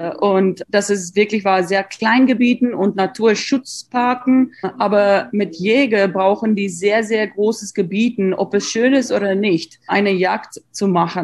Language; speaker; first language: German; non-native, fluent; Afrikaans